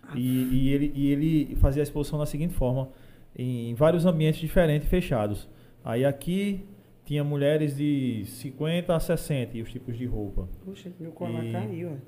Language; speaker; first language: Portuguese; native; Portuguese